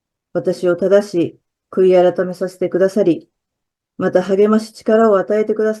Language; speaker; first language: Japanese; native; Japanese